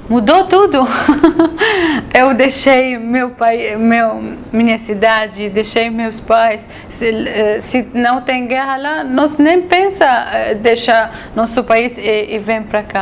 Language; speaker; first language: Portuguese; non-native, learner; Arabic